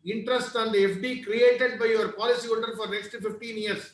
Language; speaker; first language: English; non-native, local second language; Tamil